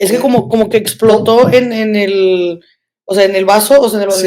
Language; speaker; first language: Spanish; native; Spanish